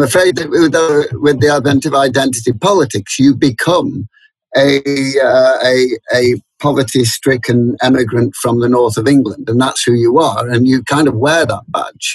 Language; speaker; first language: English; native; English